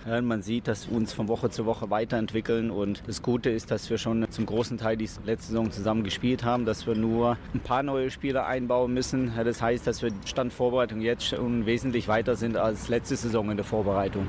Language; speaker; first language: German; native; German